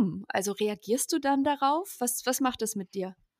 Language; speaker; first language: German; native; German